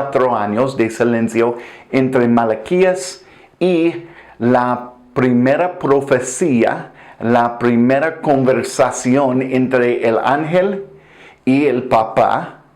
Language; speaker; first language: Spanish; non-native, fluent; English